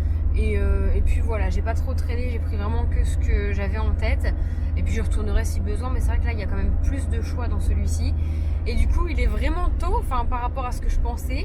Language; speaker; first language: French; native; French